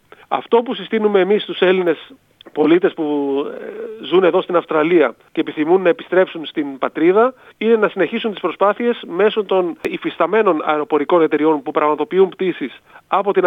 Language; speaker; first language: Greek; native; Greek